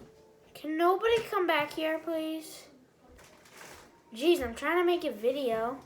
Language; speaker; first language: English; native; English